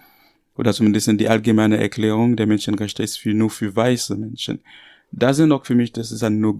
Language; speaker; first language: German; non-native, learner; Haitian Creole